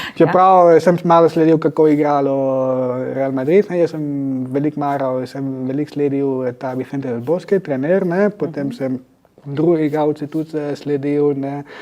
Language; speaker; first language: Slovenian; non-native, fluent; Spanish